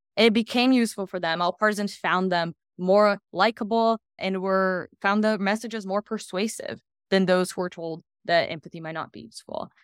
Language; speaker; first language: English; non-native, fluent; Portuguese